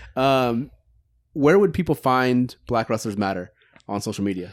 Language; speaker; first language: English; native; English